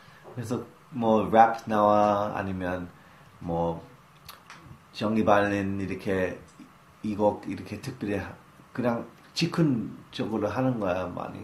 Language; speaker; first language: Korean; early bilingual, heritage; English